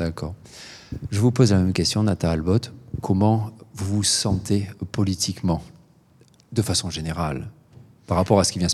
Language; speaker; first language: French; native; French